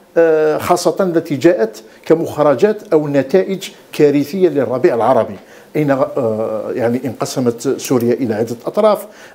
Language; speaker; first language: Arabic; native; Arabic